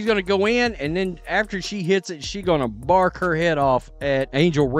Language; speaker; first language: English; native; English